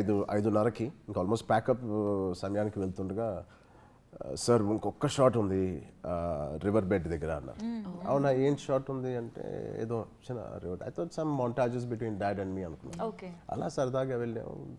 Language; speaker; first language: Telugu; native; Telugu